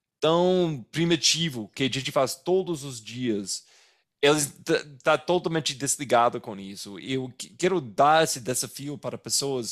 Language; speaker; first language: Portuguese; non-native, fluent; English